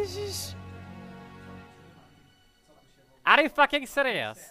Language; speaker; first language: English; non-native, fluent; Czech